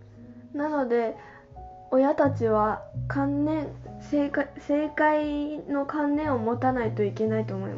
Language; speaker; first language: Japanese; non-native, fluent; Chinese